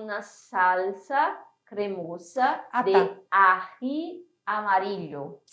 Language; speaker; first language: Spanish; non-native, fluent; Portuguese